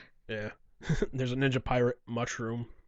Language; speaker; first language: English; native; English